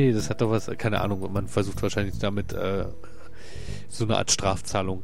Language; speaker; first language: German; native; German